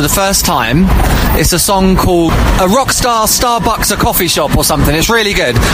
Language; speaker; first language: English; native; English